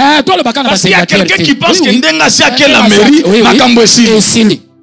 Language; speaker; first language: French; non-native, local second language; Lingala